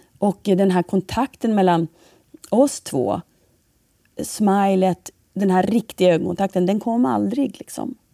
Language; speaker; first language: Swedish; native; Swedish